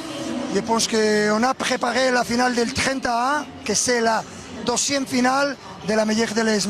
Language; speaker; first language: French; non-native, learner; Spanish